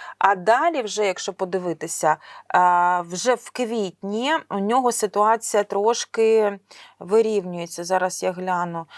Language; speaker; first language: Ukrainian; native; Ukrainian